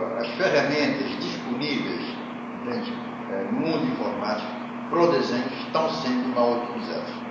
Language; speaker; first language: Portuguese; non-native, local second language; Kabuverdianu